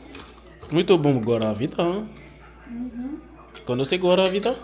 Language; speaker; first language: Portuguese; non-native, learner; French